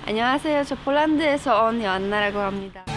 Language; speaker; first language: Korean; non-native, learner; Polish